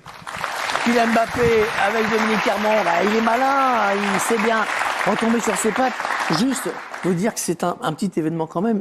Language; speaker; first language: French; native; French